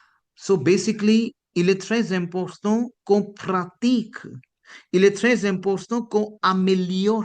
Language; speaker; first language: French; non-native, fluent; Hindi